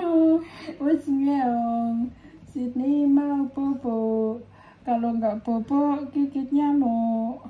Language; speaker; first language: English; non-native, fluent; Indonesian